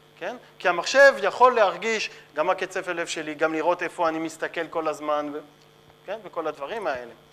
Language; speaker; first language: Hebrew; non-native, fluent; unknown